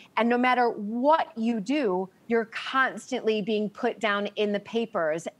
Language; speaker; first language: English; native; English